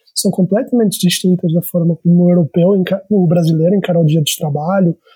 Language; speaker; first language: Portuguese; native; Portuguese